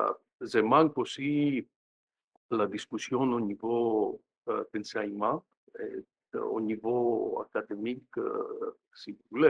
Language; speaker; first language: French; non-native, fluent; Greek